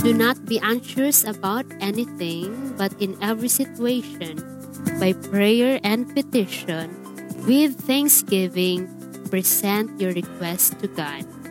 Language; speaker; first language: English; non-native, local second language; Filipino